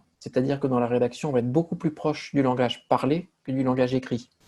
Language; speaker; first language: French; native; French